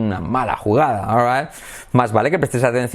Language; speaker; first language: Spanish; native; Spanish